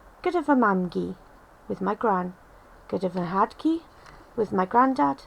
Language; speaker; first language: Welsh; non-native, local second language; English